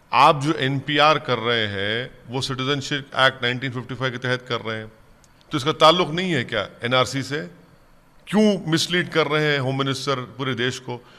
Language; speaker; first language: Urdu; native; Urdu